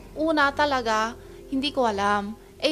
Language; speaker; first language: Filipino; non-native, learner; Chinese